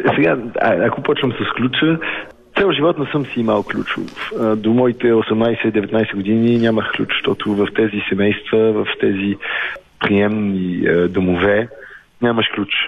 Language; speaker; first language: Bulgarian; early bilingual, heritage; Bulgarian